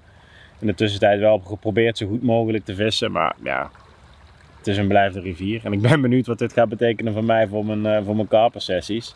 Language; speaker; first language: Dutch; native; Dutch